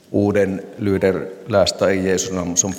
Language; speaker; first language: Swedish; non-native, local second language; Finnish